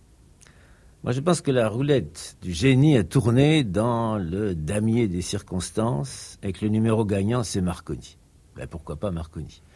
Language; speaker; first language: French; native; French